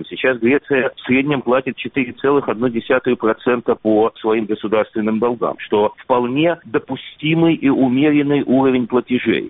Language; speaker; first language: Russian; native; Russian